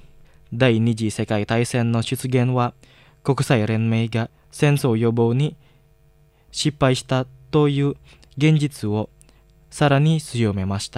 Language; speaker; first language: Japanese; non-native, fluent; Indonesian